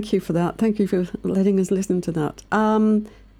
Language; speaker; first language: English; native; English